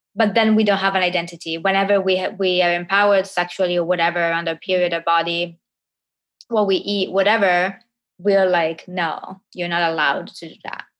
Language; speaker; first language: English; non-native, fluent; Italian